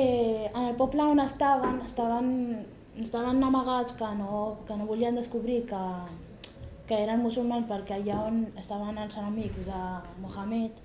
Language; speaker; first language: Catalan; early bilingual, other home language; Arabic